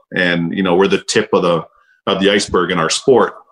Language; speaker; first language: English; native; English